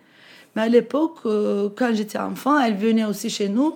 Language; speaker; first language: French; non-native, fluent; Turkish